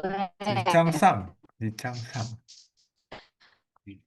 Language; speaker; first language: Chinese; non-native, learner; Indonesian